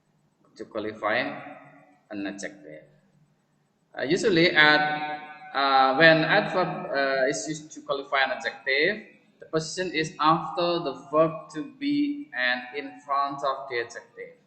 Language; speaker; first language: English; non-native, fluent; Indonesian